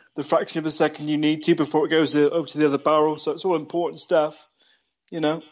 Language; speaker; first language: English; native; English